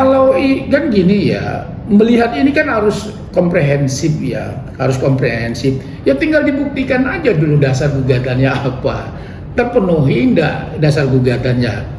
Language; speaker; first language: Indonesian; native; Indonesian